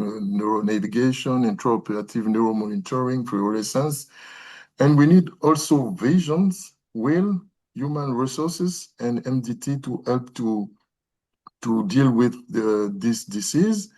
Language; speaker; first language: English; non-native, learner; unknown